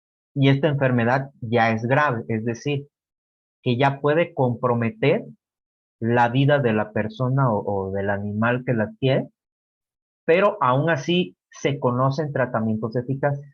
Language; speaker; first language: Spanish; native; Spanish